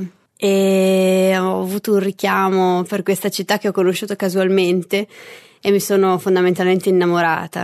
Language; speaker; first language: Italian; native; Italian